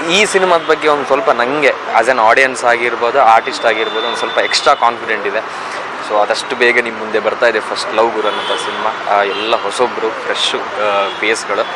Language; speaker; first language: Kannada; native; Kannada